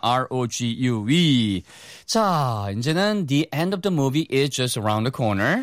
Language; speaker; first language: English; non-native, fluent; Korean